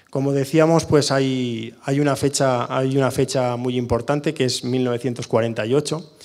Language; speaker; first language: Spanish; non-native, local second language; Catalan